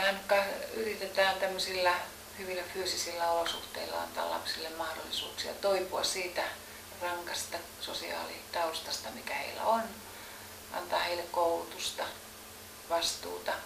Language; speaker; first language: Finnish; native; Finnish